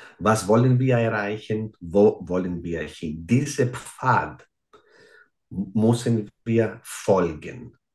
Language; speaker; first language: German; non-native, fluent; Greek